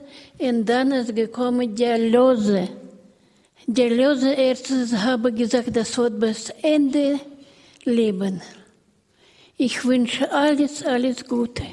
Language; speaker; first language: German; non-native, learner; Russian